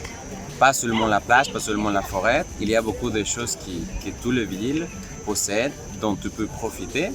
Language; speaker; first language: French; non-native, fluent; Spanish